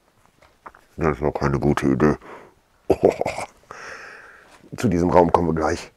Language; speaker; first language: German; native; German